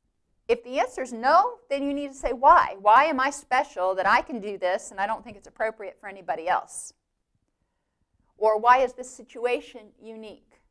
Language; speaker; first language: English; native; English